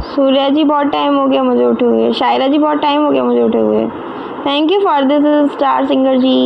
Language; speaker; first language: Hindi; native; Hindi